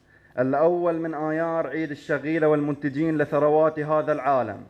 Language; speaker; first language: Arabic; native; Arabic